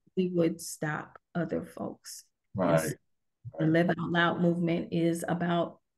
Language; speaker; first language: English; native; English